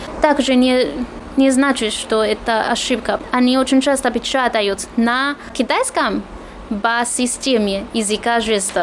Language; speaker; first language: Russian; non-native, fluent; Chinese